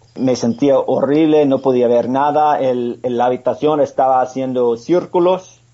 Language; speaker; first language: Spanish; non-native, fluent; English